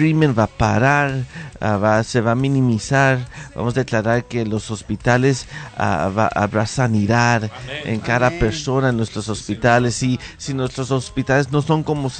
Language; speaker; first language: Spanish; early bilingual, heritage; Spanish